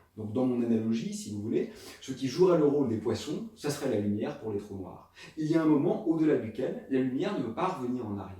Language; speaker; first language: French; native; French